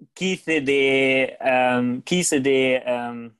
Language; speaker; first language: English; non-native, fluent; German